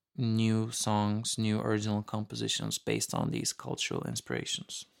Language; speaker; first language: English; non-native, fluent; Turkish